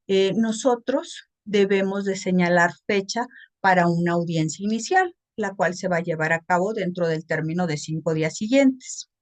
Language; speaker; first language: Spanish; native; Spanish